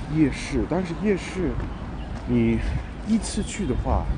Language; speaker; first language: Chinese; non-native, fluent; English